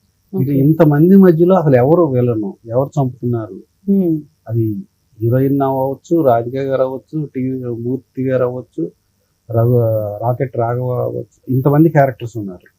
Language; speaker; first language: Telugu; native; Telugu